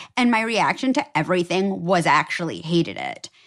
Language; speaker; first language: English; native; English